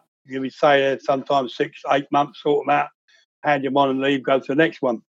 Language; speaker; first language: English; native; English